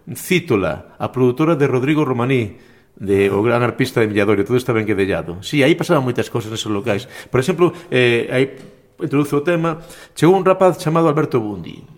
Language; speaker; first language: Galician; native; Galician